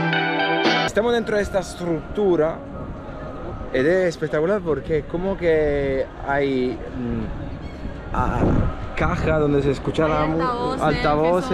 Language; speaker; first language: Spanish; non-native, fluent; Italian